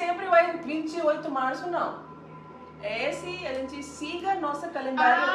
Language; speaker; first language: Portuguese; non-native, learner; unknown